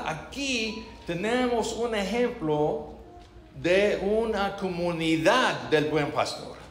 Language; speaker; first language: Spanish; non-native, learner; English